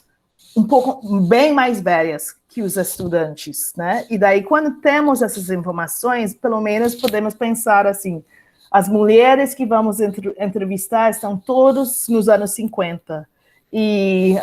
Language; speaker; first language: Portuguese; non-native, fluent; English